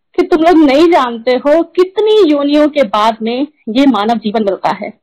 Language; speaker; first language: Hindi; native; Hindi